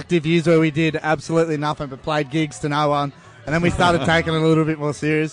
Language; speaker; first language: English; native; English